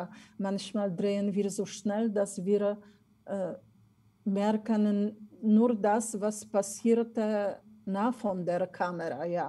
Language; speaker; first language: German; non-native, fluent; Polish